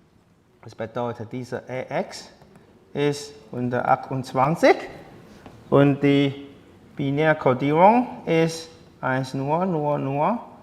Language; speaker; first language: German; non-native, learner; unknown